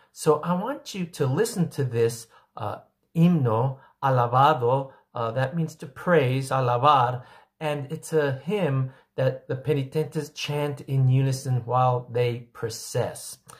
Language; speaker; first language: English; early bilingual, other home language; Spanish